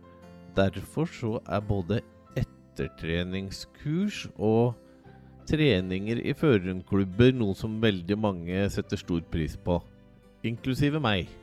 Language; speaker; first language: Norwegian; native; Norwegian